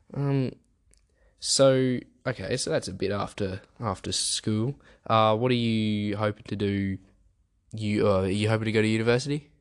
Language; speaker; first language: English; early bilingual, other home language; German